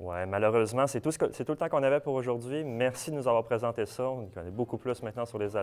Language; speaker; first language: French; native; French